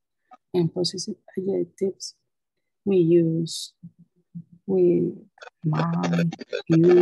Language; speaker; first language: English; non-native, learner; Spanish